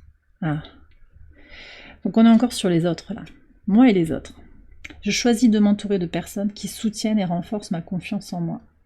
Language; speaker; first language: French; native; French